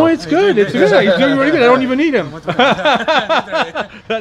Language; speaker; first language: English; native; English